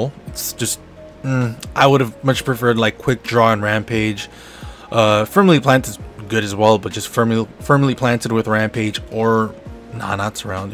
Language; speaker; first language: English; native; English